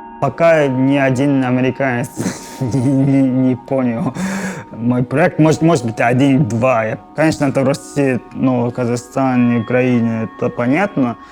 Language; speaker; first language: Russian; non-native, fluent; Japanese